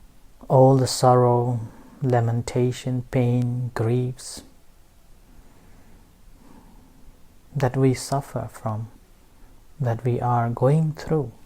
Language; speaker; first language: English; non-native, fluent; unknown